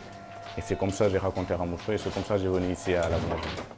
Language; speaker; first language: French; non-native, local second language; Wolof